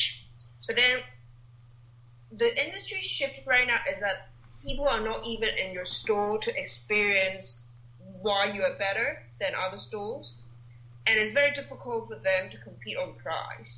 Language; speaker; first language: English; non-native, local second language; Cantonese